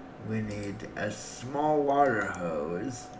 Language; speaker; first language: English; native; English